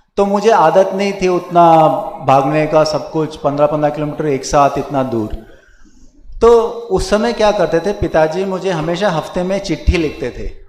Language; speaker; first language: Hindi; non-native, local second language; Kannada